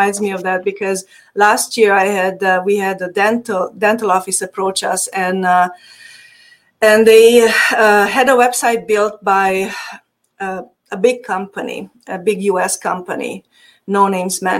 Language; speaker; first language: English; non-native, fluent; Hungarian